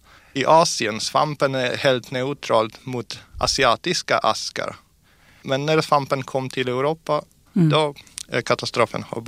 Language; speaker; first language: Swedish; non-native, fluent; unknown